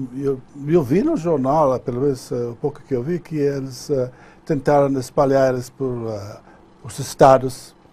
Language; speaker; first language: Portuguese; non-native, fluent; English